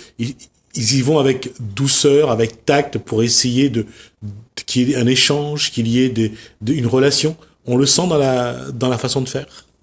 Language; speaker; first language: French; native; French